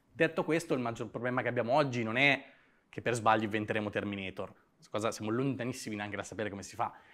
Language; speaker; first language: Italian; native; Italian